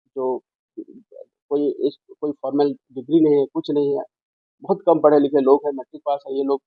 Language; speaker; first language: Hindi; non-native, local second language; Assamese